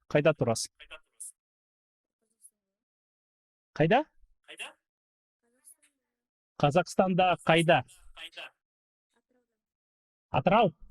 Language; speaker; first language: Kazakh; non-native, learner; Russian